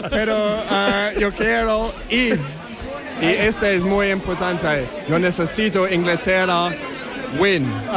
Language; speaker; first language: Spanish; non-native, learner; English